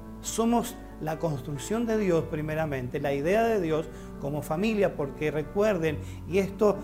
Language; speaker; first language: Spanish; native; Spanish